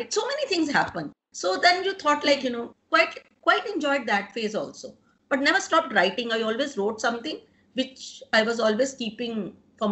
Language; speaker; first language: English; non-native, local second language; Punjabi